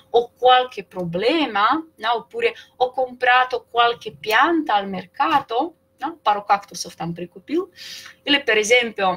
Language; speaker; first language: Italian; non-native, fluent; Russian